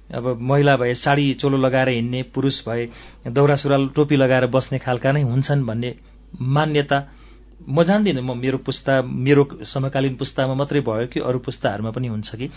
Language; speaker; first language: Nepali; native; Nepali